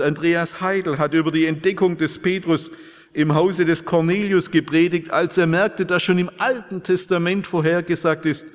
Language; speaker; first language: German; native; German